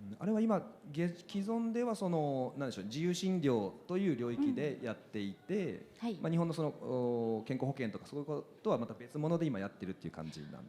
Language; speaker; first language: Japanese; native; Japanese